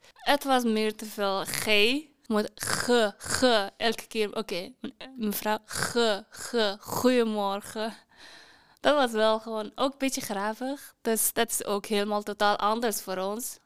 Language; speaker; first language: Dutch; non-native, learner; Persian